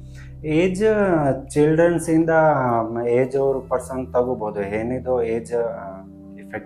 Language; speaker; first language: Kannada; non-native, local second language; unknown